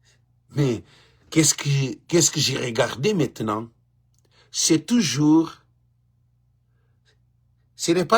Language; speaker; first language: French; non-native, learner; Portuguese